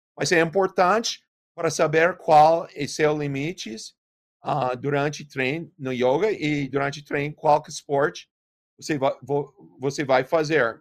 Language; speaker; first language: Portuguese; non-native, learner; English